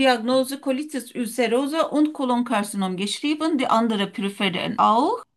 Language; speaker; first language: German; non-native, learner; Turkish